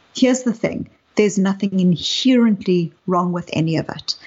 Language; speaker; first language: English; native; English